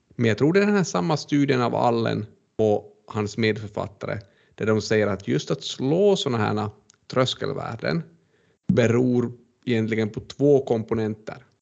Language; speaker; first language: Swedish; native; Swedish